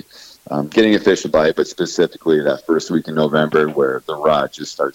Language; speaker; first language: English; native; English